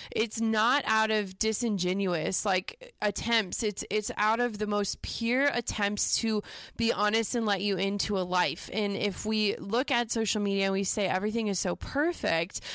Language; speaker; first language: English; native; English